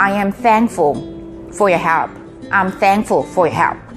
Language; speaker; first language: English; non-native, fluent; Korean